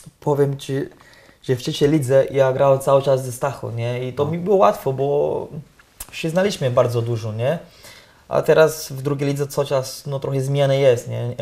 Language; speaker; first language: Polish; non-native, learner; Portuguese